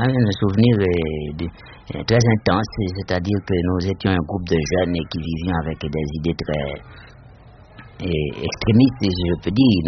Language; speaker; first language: French; non-native, local second language; Haitian Creole